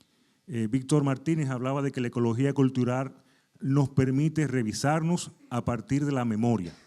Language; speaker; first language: Spanish; native; Spanish